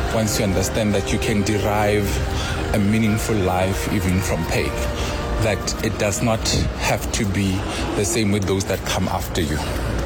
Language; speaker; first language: English; non-native, local second language; Tswana